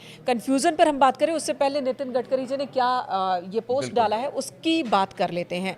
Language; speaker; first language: Hindi; native; Hindi